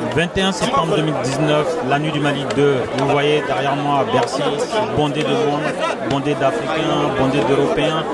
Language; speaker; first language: French; non-native, local second language; Bambara